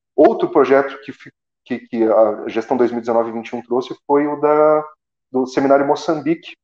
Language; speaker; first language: Portuguese; native; Portuguese